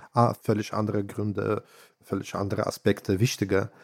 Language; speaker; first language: German; non-native, fluent; Russian